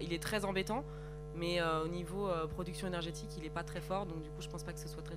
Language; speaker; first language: French; native; French